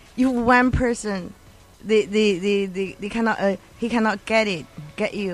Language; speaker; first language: English; non-native, learner; Chinese